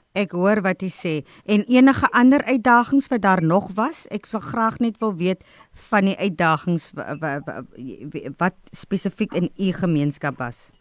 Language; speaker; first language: Afrikaans; native; Afrikaans